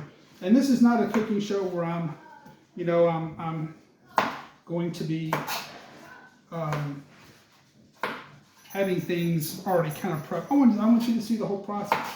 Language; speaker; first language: English; native; English